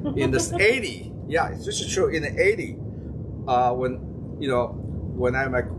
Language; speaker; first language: English; non-native, fluent; Chinese